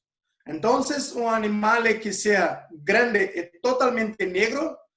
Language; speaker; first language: Spanish; non-native, learner; Portuguese